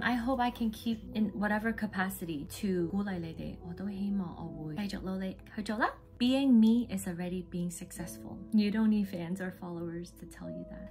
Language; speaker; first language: English; non-native, local second language; Cantonese